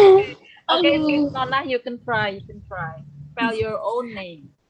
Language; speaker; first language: English; non-native, fluent; Indonesian